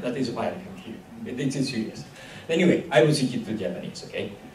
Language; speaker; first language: English; non-native, fluent; Japanese